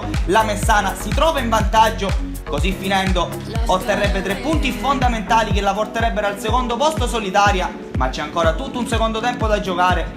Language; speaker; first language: Italian; native; Italian